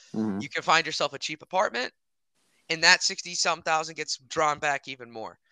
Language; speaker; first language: English; early bilingual, other home language; Hindi